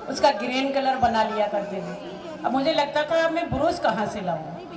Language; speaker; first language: Hindi; non-native, fluent; Bhili